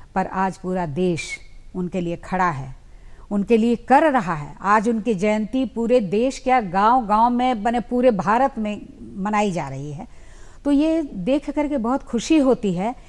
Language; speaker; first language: Hindi; native; Hindi